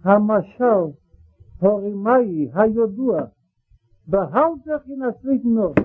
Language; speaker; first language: Hebrew; non-native, learner; Russian